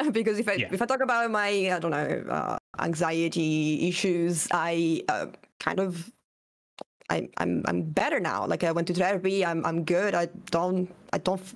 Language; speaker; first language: English; non-native, fluent; Italian